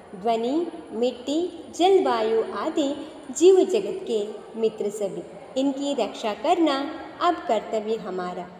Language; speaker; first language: Hindi; non-native, local second language; Kannada